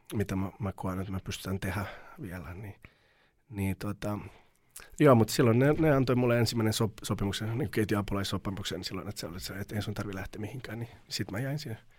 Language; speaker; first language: Finnish; non-native, fluent; Serbian